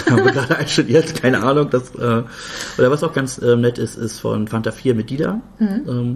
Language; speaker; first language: German; native; German